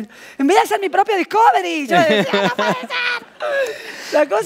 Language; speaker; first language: Spanish; native; Spanish